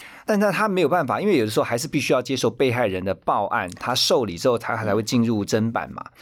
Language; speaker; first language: Chinese; native; Chinese